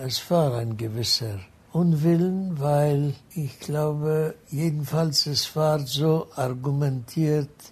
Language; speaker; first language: German; non-native, fluent; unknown